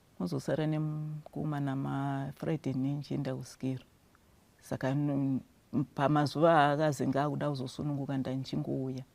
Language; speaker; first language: Shona; non-native, local second language; North Ndebele